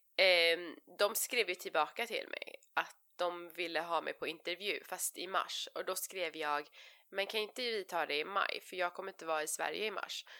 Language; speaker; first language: Swedish; early bilingual, other home language; Persian